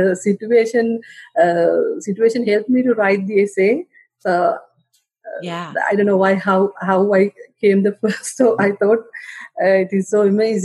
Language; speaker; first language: English; non-native, local second language; Sinhala